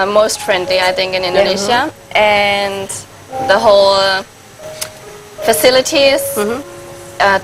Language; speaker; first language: English; non-native, learner; German